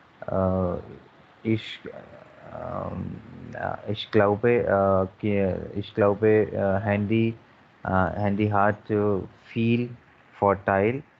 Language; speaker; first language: German; non-native, learner; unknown